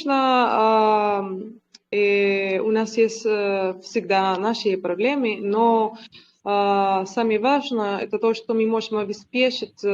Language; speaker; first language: Russian; non-native, learner; Spanish